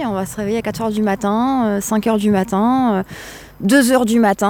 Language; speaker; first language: French; native; French